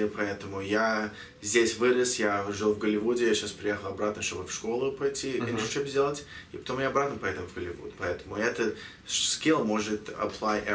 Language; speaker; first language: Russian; early bilingual, heritage; Russian